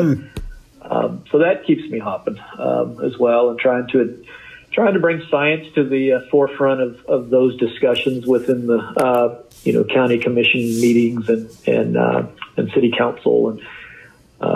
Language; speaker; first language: English; native; English